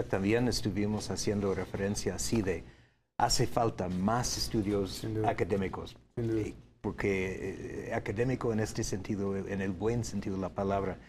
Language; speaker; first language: Spanish; non-native, fluent; English